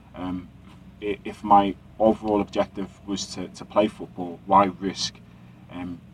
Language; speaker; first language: English; native; English